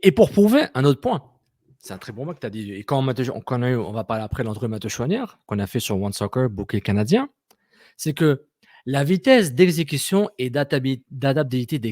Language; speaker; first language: French; native; French